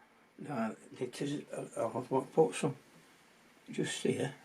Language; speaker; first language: English; native; English